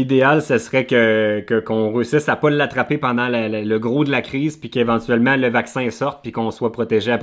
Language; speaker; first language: French; native; French